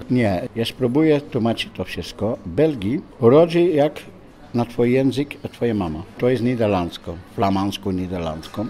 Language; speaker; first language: Polish; non-native, learner; Dutch